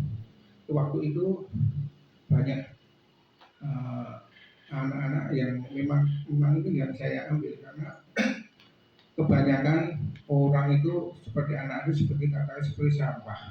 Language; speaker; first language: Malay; non-native, local second language; Javanese